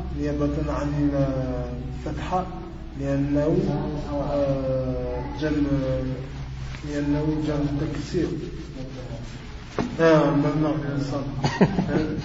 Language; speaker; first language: Arabic; non-native, learner; French